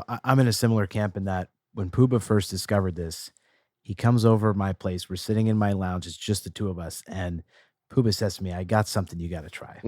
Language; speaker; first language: English; native; English